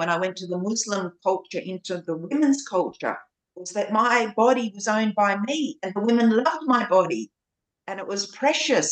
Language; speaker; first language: English; native; English